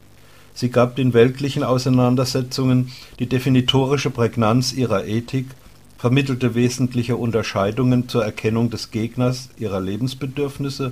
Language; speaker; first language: German; native; German